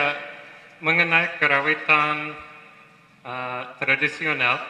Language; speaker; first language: Indonesian; non-native, fluent; English